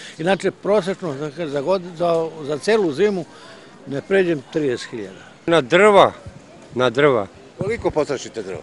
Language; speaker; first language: Bosnian; native; Bosnian